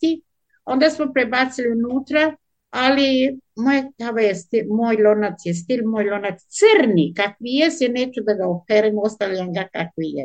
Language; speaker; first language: Croatian; native; Croatian